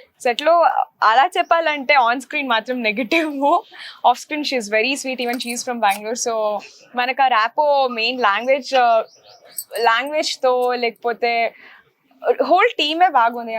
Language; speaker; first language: Telugu; non-native, local second language; Kannada